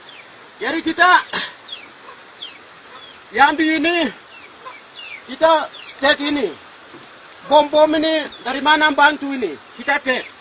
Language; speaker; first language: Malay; non-native, local second language; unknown